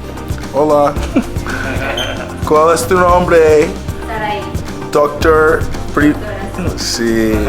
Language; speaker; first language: Spanish; non-native, learner; English